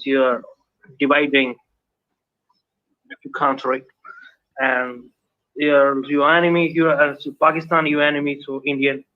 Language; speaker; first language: English; non-native, learner; Punjabi